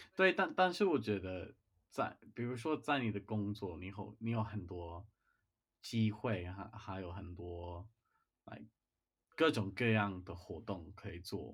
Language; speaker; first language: Chinese; non-native, fluent; English